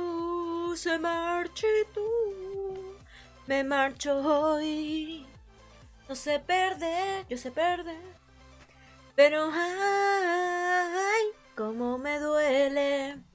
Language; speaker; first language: Spanish; native; Spanish